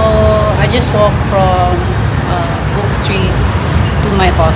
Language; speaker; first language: English; non-native, local second language; Filipino